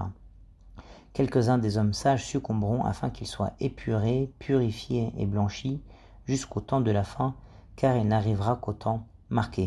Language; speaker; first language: French; native; French